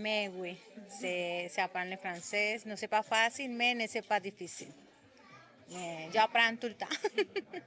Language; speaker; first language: French; non-native, learner; Spanish